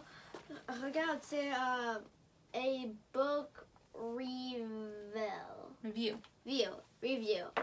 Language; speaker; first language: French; non-native, local second language; English